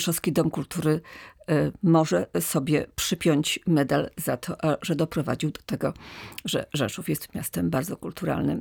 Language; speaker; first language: Polish; native; Polish